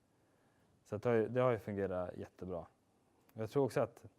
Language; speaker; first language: Swedish; native; Swedish